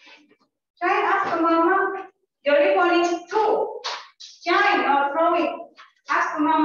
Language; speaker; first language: English; non-native, fluent; Indonesian